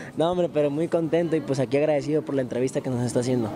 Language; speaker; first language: Spanish; native; Spanish